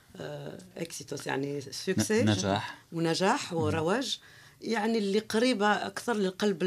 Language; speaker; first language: Arabic; non-native, local second language; Kabyle